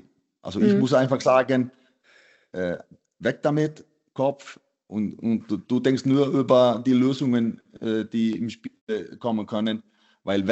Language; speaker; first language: German; non-native, fluent; Icelandic